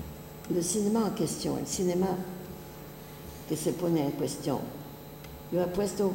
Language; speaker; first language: Spanish; non-native, learner; French